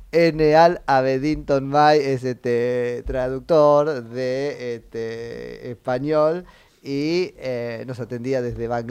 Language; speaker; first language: Spanish; native; Spanish